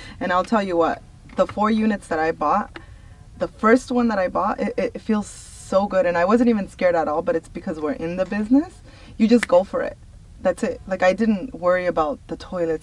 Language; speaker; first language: English; early bilingual, other home language; Spanish